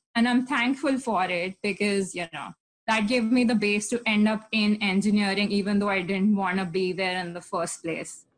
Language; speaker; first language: English; non-native, local second language; Hindi